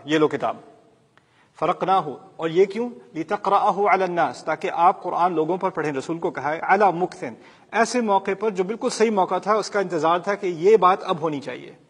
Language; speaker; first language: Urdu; early bilingual, heritage; Urdu